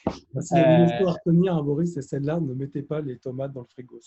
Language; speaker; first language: French; native; French